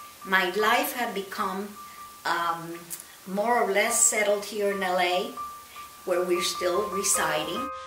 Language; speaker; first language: English; non-native, fluent; Spanish